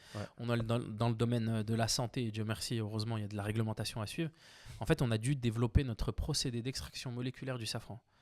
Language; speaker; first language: French; early bilingual, other home language; Arabic